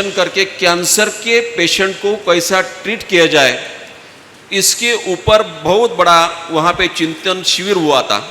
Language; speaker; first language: Hindi; non-native, local second language; Marathi